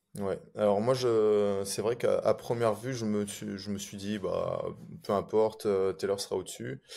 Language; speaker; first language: French; native; French